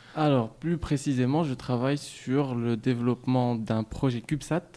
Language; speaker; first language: French; non-native, local second language; Arabic